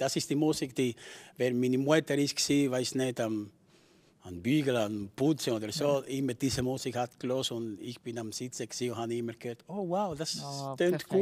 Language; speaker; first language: German; non-native, fluent; Spanish